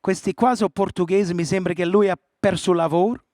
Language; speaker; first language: Italian; early bilingual, other home language; English